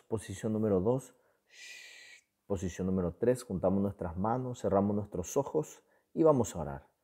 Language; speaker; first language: Spanish; native; Spanish